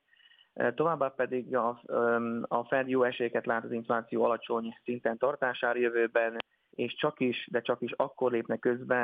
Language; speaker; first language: Hungarian; native; Hungarian